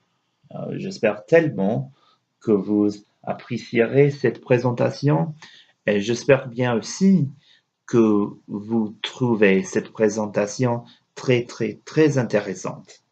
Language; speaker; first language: French; non-native, learner; English